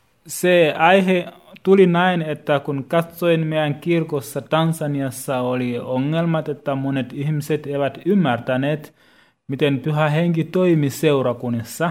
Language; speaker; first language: Finnish; non-native, fluent; Swahili